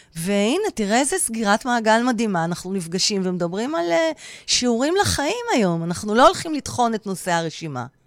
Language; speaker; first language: Hebrew; native; Hebrew